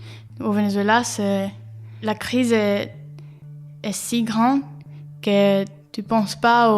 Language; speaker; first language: French; non-native, fluent; Spanish